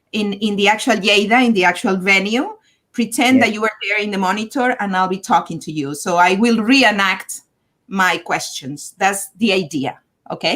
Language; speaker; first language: English; non-native, fluent; Catalan